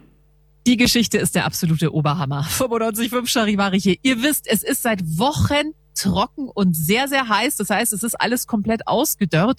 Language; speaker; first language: German; native; German